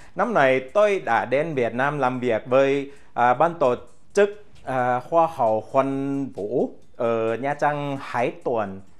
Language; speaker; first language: Vietnamese; non-native, learner; English